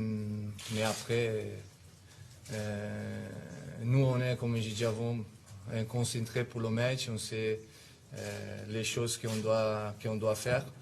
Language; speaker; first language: French; non-native, fluent; Italian